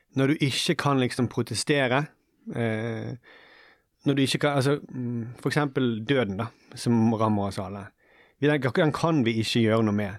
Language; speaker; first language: Norwegian; native; Norwegian